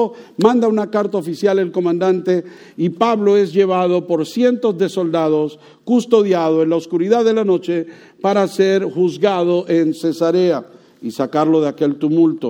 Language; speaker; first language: Spanish; native; Spanish